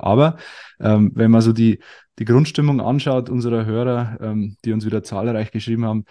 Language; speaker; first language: German; native; German